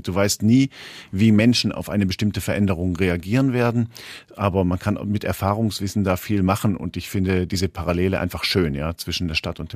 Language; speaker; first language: German; native; German